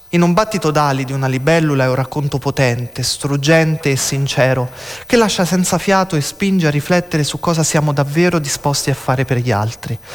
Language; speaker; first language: Italian; native; Italian